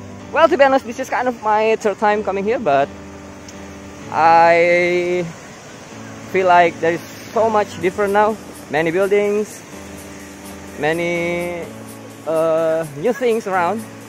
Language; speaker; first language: English; non-native, fluent; Indonesian